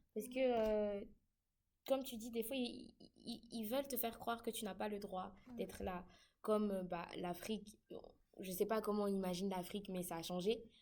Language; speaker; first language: French; native; French